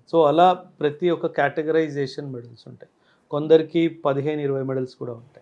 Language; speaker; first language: Telugu; native; Telugu